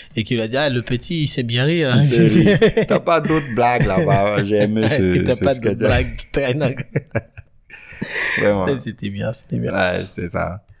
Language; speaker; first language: French; native; French